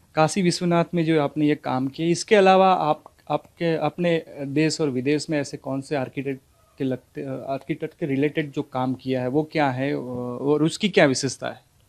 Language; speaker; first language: Hindi; non-native, local second language; Gujarati